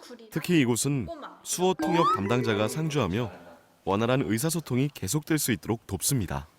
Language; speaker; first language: Korean; native; Korean